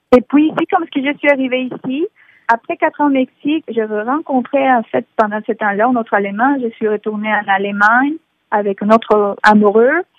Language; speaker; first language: French; non-native, fluent; Spanish